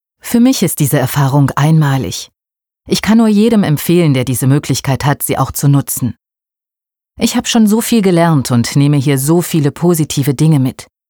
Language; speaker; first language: German; non-native, learner; Portuguese